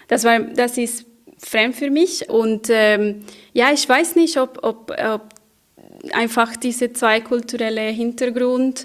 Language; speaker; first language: German; non-native, fluent; Spanish